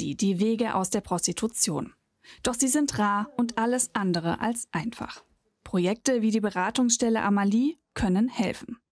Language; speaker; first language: German; native; German